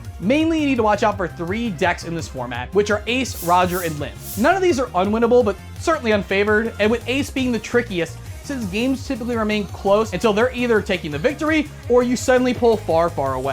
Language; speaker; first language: English; native; English